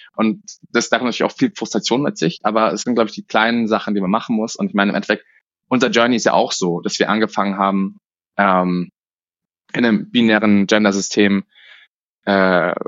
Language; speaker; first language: German; native; German